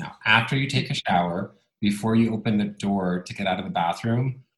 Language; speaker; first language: English; non-native, fluent; Italian